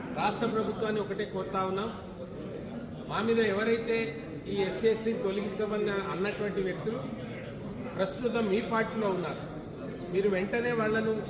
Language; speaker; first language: Telugu; non-native, local second language; Lambadi